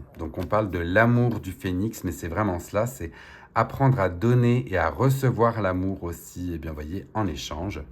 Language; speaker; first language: French; native; French